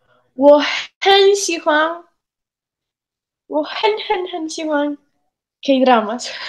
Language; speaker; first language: Chinese; non-native, learner; Spanish